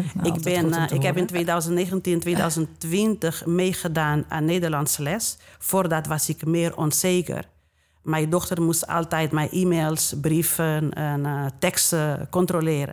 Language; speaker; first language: Dutch; non-native, fluent; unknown